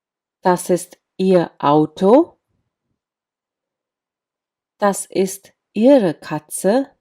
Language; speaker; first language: German; non-native, fluent; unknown